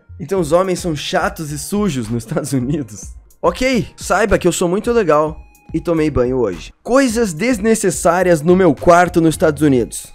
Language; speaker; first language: Portuguese; native; Portuguese